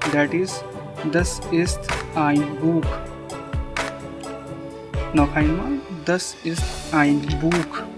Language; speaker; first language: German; non-native, learner; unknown